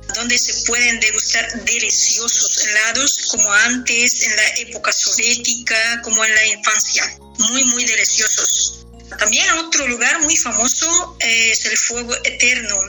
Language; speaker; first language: Spanish; non-native, fluent; Russian